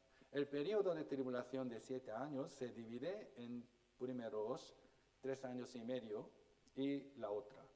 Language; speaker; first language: Spanish; non-native, fluent; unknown